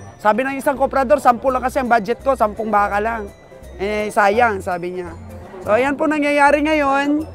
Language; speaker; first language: Filipino; non-native, local second language; Aklanon